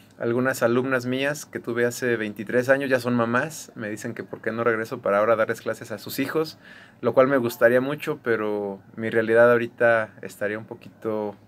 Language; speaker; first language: Spanish; native; Spanish